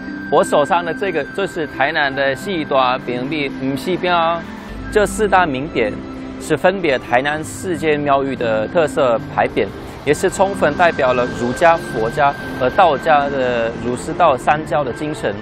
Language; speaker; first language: Chinese; non-native, fluent; German